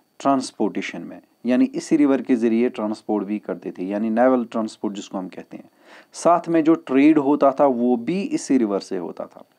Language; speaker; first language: Hindi; non-native, local second language; Kashmiri